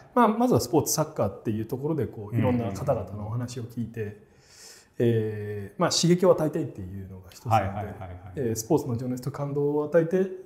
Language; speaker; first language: Japanese; early bilingual, heritage; Japanese